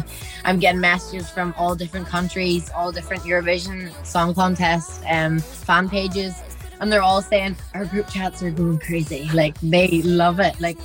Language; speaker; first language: English; native; English